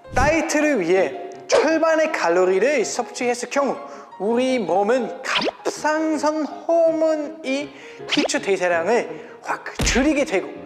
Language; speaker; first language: Korean; non-native, fluent; German